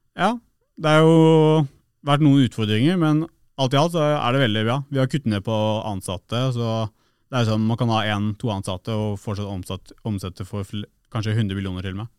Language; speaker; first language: Norwegian; early bilingual, other home language; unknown